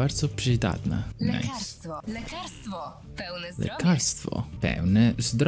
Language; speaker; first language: Polish; non-native, learner; Finnish